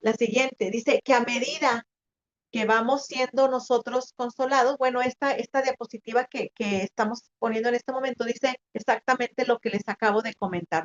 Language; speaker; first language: Spanish; native; Spanish